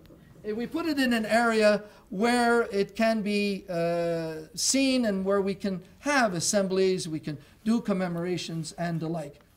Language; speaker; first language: English; non-native, local second language; French